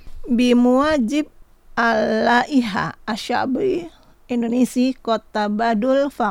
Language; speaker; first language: Arabic; non-native, fluent; Indonesian